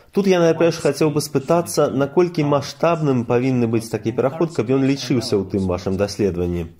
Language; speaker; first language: Belarusian; native; Belarusian